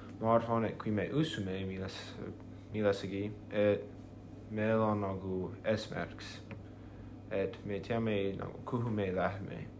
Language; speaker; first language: Estonian; non-native, learner; English